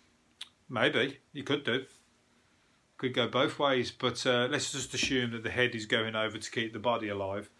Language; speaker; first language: English; native; English